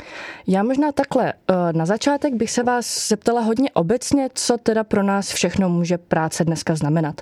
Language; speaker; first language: Czech; native; Czech